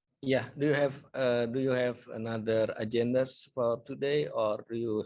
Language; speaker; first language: English; non-native, fluent; Indonesian